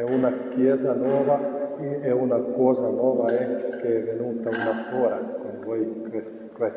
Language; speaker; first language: Italian; non-native, fluent; Croatian